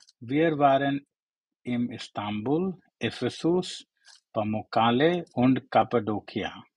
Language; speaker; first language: German; non-native, learner; English